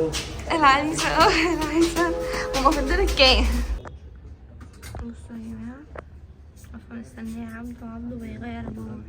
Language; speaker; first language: Arabic; native; Arabic